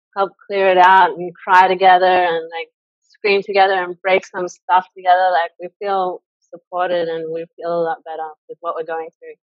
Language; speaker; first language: English; native; English